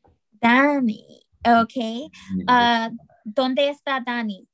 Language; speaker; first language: Spanish; non-native, learner; English